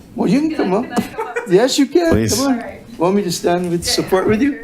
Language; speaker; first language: English; native; English